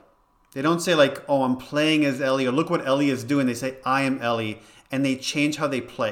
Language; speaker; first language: English; non-native, fluent; Hebrew